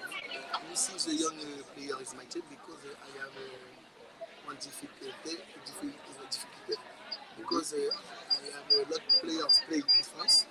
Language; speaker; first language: English; non-native, learner; French